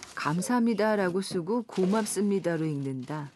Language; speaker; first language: Korean; native; Korean